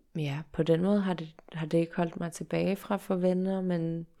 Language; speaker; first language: Danish; early bilingual, heritage; Danish